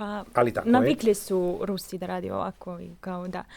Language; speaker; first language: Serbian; non-native, fluent; Russian